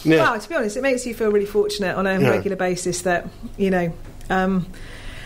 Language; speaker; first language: English; native; English